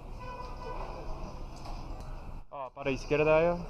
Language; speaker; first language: Spanish; non-native, learner; English